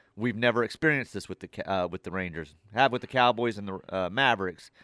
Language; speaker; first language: English; native; English